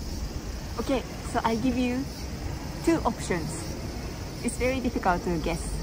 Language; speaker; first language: English; non-native, fluent; Japanese